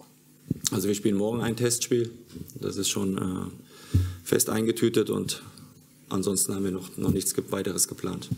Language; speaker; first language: German; native; German